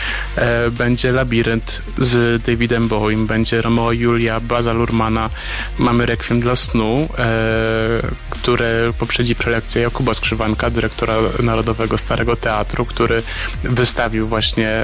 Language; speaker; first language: Polish; native; Polish